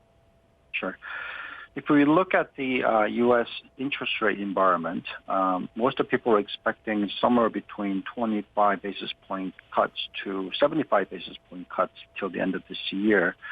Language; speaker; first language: English; non-native, fluent; Korean